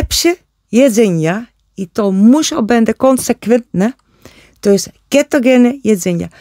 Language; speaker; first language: Polish; non-native, learner; Dutch